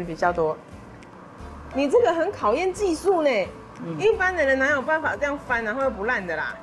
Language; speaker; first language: Chinese; native; Chinese